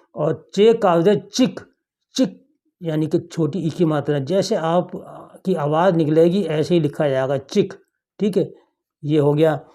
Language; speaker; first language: Hindi; native; Hindi